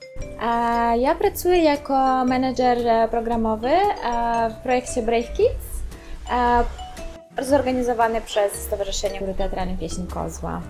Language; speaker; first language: Polish; non-native, fluent; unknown